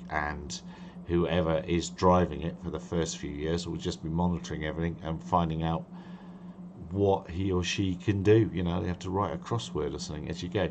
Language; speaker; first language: English; native; English